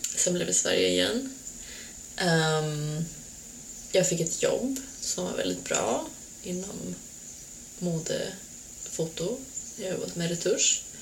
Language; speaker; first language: Swedish; early bilingual, other home language; Hungarian